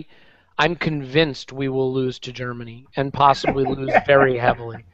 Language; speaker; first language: English; native; English